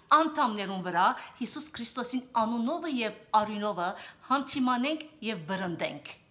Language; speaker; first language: Armenian; early bilingual, heritage; Armenian